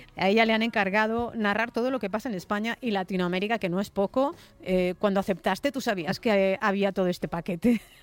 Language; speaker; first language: Spanish; native; Spanish